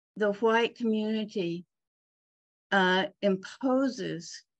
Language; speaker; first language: English; native; English